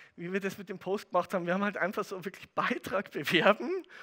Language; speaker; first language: German; native; German